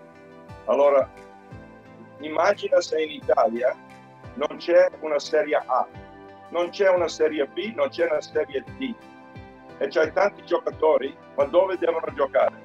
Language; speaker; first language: Italian; early bilingual, heritage; Italian